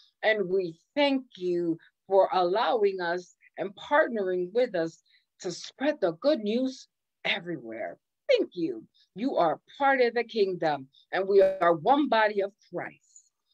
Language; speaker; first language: English; native; English